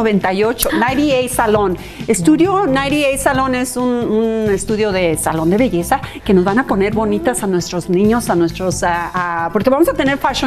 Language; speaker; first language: Spanish; native; Spanish